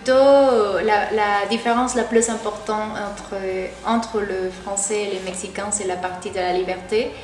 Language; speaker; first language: French; non-native, learner; Spanish